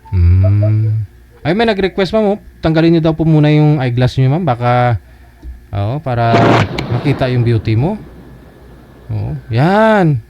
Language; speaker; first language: Filipino; native; Filipino